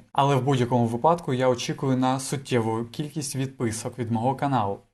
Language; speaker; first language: Ukrainian; non-native, local second language; Russian